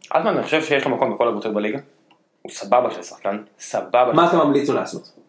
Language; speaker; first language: Hebrew; native; Hebrew